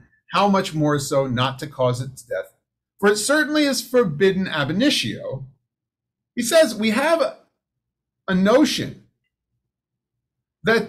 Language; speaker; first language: English; native; English